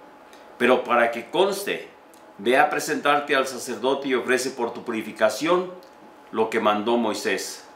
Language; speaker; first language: Spanish; native; Spanish